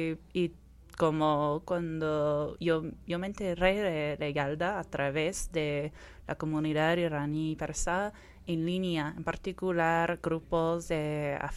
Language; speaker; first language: Spanish; non-native, fluent; English